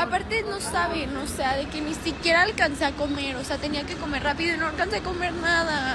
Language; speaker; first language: Spanish; native; Spanish